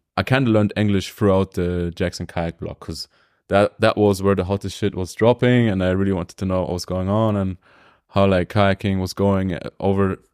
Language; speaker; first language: English; non-native, fluent; German